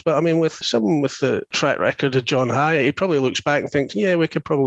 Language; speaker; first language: English; native; English